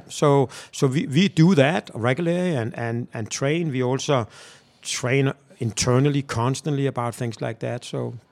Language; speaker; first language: English; non-native, fluent; Danish